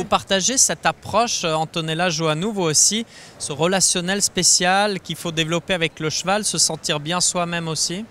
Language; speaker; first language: French; native; French